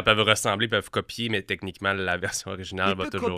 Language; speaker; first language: French; native; French